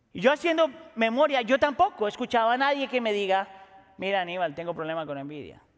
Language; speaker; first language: Spanish; native; Spanish